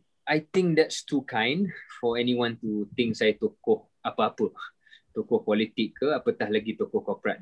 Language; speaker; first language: English; non-native, local second language; Malay